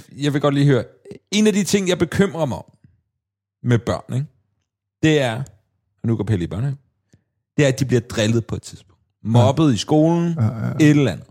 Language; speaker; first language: Danish; native; Danish